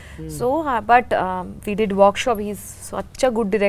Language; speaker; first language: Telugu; non-native, learner; Bangla